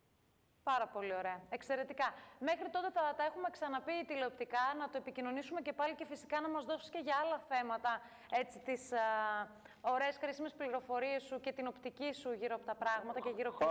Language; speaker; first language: Greek; native; Greek